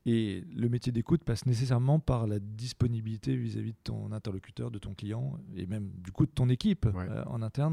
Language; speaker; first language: French; native; French